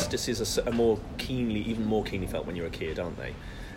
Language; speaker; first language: English; native; English